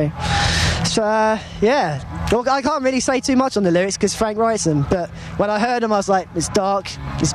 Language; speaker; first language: English; native; English